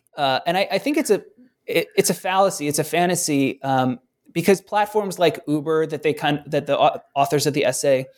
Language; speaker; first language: English; native; English